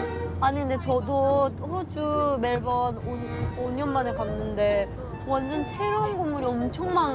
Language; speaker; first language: Korean; early bilingual, heritage; Korean